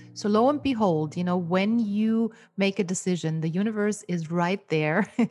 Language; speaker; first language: English; non-native, fluent; German